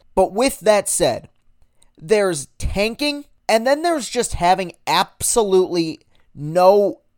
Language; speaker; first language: English; native; English